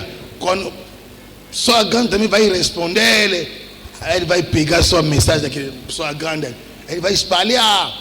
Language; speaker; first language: Portuguese; non-native, learner; Lingala